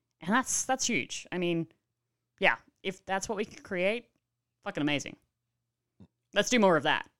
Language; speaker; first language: English; native; English